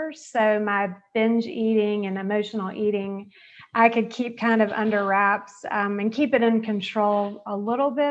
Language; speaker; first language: English; native; English